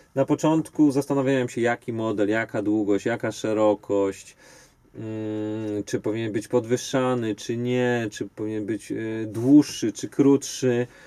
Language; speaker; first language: Polish; native; Polish